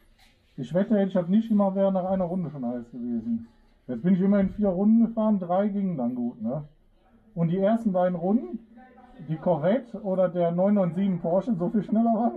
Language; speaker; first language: German; native; German